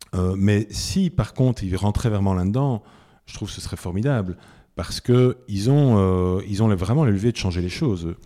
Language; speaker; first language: French; native; French